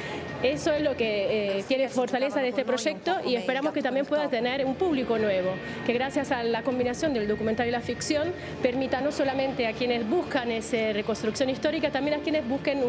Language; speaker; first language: Spanish; native; Spanish